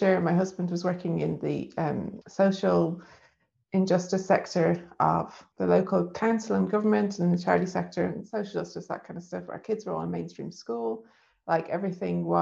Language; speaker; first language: English; native; English